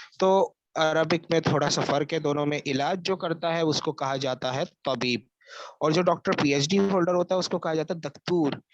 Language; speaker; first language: Urdu; native; Urdu